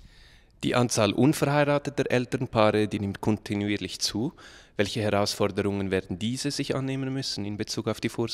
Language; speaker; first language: German; native; German